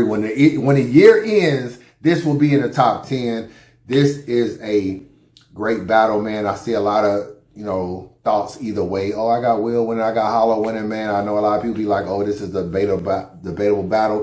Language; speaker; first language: English; native; English